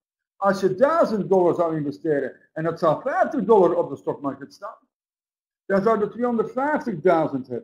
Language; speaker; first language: Dutch; native; Dutch